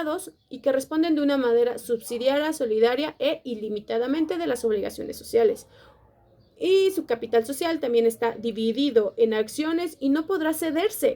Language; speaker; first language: Spanish; native; Spanish